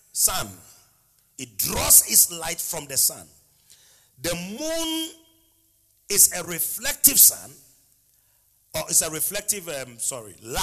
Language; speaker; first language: English; non-native, local second language; Akan